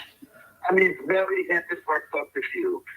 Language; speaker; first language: English; non-native, learner; Portuguese